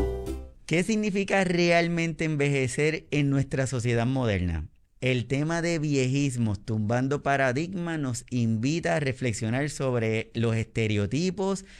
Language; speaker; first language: Spanish; native; Spanish